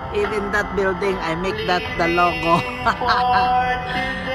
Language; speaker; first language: English; non-native, learner; Filipino